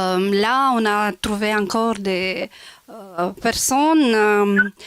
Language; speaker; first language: French; non-native, local second language; Romanian